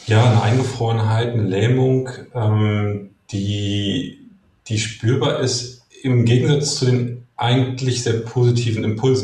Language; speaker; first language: German; native; German